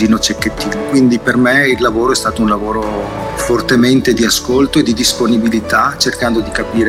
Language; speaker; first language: Italian; native; Italian